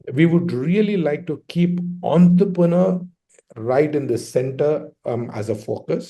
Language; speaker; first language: English; non-native, local second language; Telugu